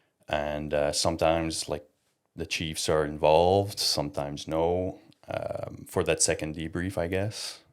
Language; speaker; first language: English; non-native, local second language; French